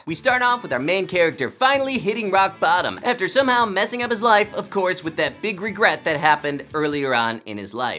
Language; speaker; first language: English; native; English